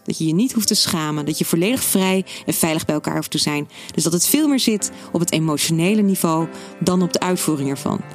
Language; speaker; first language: Dutch; native; Dutch